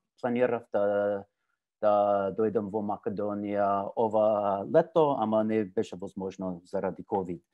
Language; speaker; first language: Macedonian; non-native, fluent; English